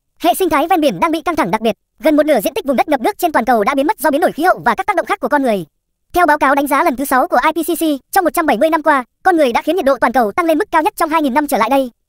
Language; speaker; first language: Vietnamese; native; Vietnamese